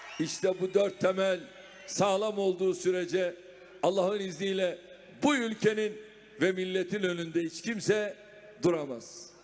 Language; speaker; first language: Turkish; native; Turkish